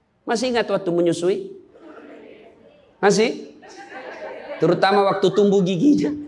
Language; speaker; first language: Indonesian; native; Indonesian